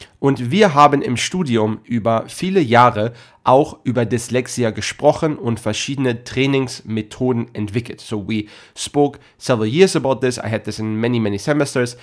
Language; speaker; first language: German; native; German